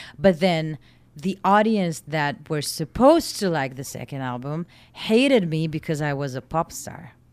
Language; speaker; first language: English; non-native, fluent; Hebrew